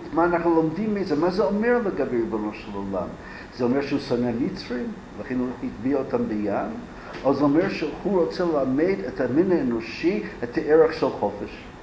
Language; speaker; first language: Hebrew; non-native, fluent; English